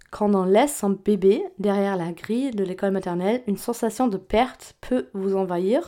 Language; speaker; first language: French; non-native, fluent; German